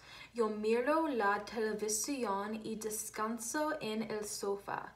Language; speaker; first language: Spanish; non-native, learner; English